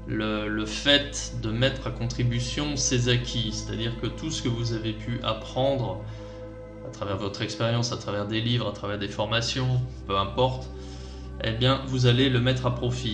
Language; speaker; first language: French; native; French